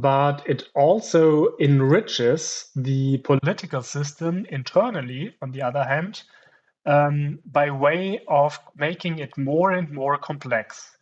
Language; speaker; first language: English; non-native, fluent; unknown